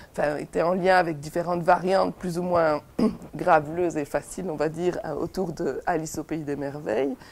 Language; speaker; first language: French; native; French